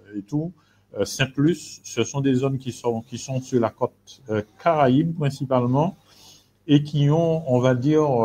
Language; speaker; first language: French; native; French